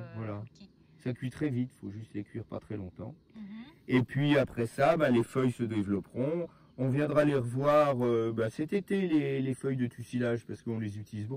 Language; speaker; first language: French; native; French